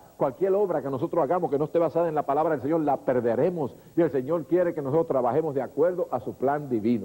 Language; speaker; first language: Spanish; native; Spanish